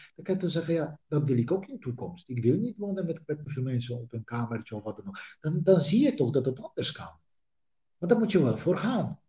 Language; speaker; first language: Dutch; non-native, fluent; Polish